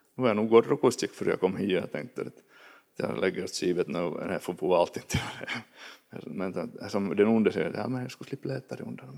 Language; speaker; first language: Swedish; native; Swedish